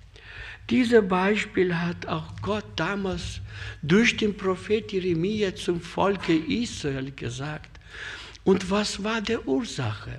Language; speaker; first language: German; non-native, fluent; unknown